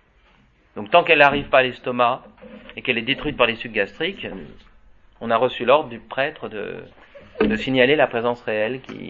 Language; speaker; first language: French; native; French